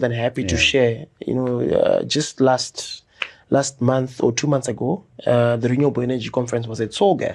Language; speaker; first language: English; non-native, local second language; Shona